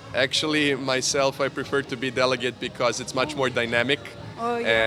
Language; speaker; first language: English; non-native, fluent; Serbian